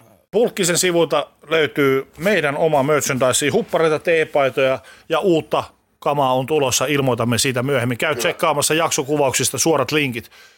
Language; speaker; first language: Finnish; native; Finnish